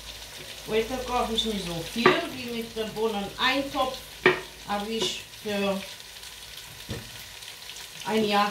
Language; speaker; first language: German; non-native, fluent; Portuguese